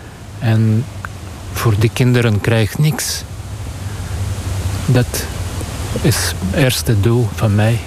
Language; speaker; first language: Dutch; non-native, learner; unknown